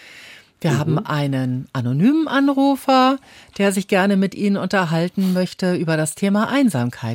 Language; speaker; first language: German; native; German